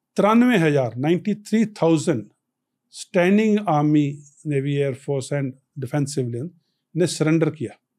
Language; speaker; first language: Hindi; non-native, local second language; Punjabi